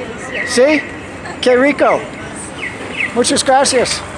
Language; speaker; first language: Spanish; non-native, learner; English